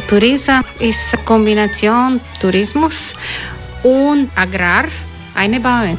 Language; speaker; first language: German; non-native, learner; Croatian